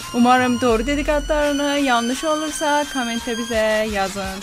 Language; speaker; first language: Turkish; non-native, learner; Persian